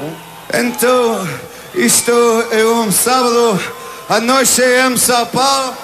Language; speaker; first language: Portuguese; non-native, learner; English